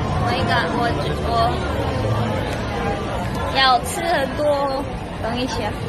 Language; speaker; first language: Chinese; non-native, learner; Korean